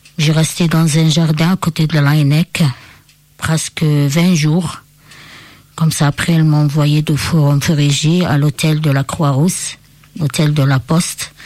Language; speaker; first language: French; non-native, local second language; Arabic